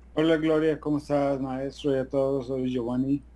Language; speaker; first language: Spanish; native; Spanish